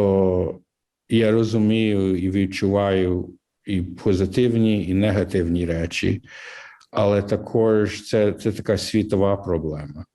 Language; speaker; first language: Ukrainian; early bilingual, heritage; English